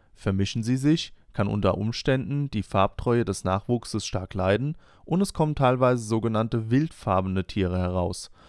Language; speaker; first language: German; native; German